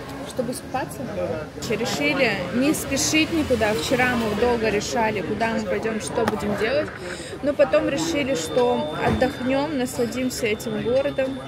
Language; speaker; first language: Russian; native; Russian